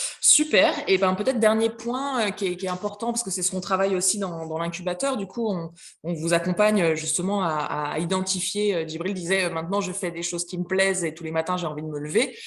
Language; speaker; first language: French; native; French